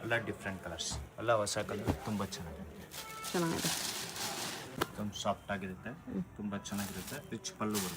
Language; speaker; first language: Kannada; non-native, local second language; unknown